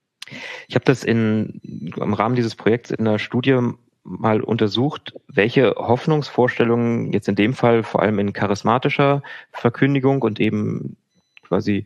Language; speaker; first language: German; native; German